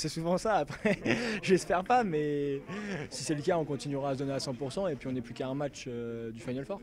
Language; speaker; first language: French; native; French